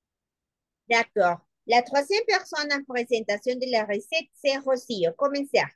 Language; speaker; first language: French; non-native, fluent; Spanish